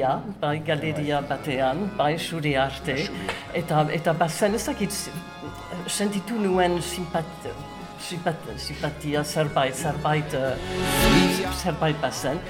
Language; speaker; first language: Basque; non-native, learner; English